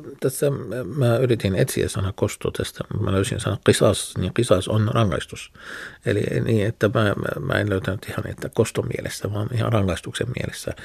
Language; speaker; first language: Finnish; non-native, fluent; Arabic